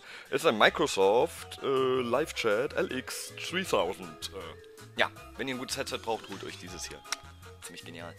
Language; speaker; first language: German; native; German